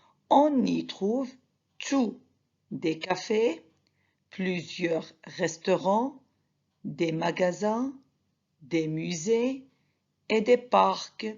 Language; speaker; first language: French; non-native, fluent; Arabic